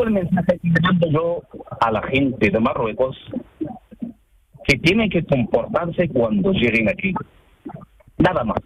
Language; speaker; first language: Spanish; non-native, fluent; Arabic